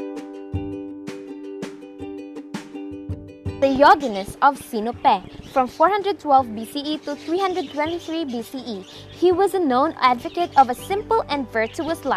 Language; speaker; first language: English; non-native, local second language; Cebuano